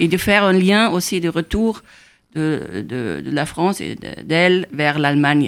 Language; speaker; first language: French; non-native, fluent; German